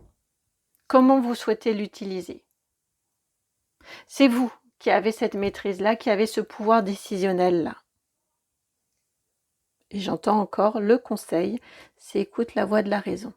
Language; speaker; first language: French; native; French